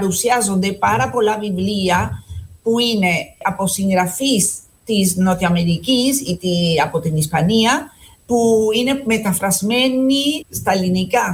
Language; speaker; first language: Greek; non-native, fluent; Spanish